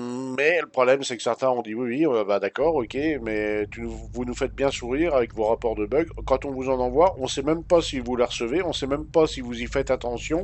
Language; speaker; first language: French; native; French